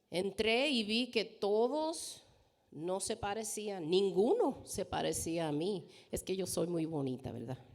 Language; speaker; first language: Spanish; early bilingual, heritage; Spanish